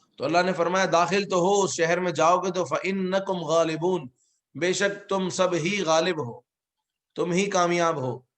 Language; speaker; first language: Urdu; native; Urdu